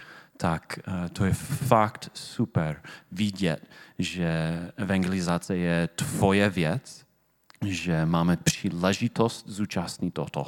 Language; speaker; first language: Czech; non-native, fluent; English